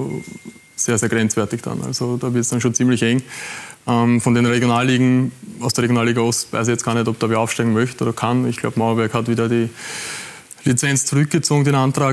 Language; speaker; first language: German; native; German